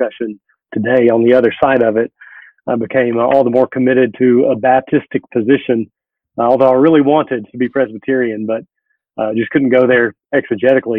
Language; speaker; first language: English; native; English